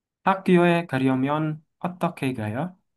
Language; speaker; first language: Korean; non-native, learner; Indonesian